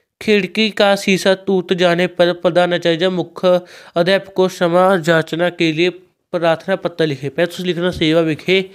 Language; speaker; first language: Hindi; non-native, local second language; Punjabi